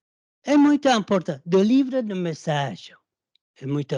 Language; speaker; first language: Portuguese; non-native, learner; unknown